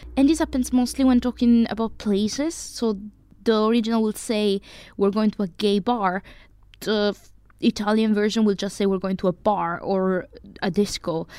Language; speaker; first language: English; non-native, fluent; Italian